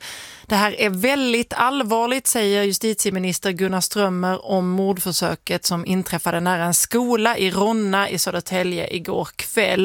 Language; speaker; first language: Swedish; native; Swedish